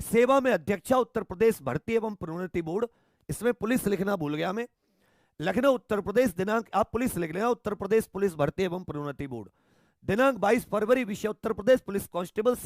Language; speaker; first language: Hindi; native; Hindi